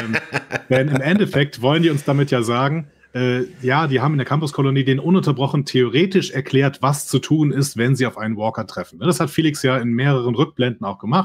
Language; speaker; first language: German; native; German